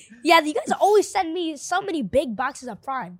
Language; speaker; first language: English; early bilingual, other home language; Spanish